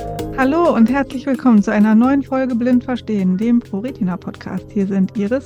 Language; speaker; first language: German; native; German